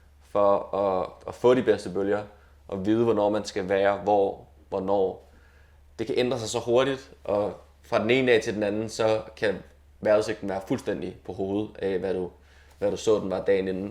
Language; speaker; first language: Danish; native; Danish